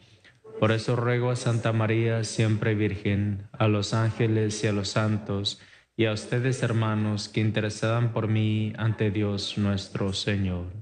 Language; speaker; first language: Spanish; native; Spanish